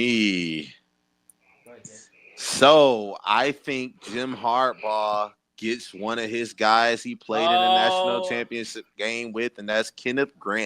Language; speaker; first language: English; native; English